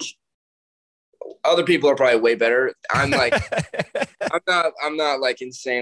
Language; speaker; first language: English; native; English